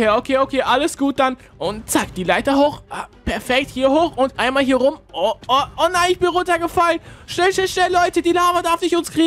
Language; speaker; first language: German; native; German